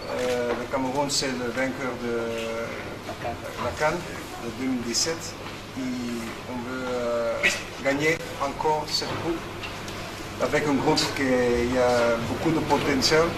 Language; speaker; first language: French; non-native, learner; Dutch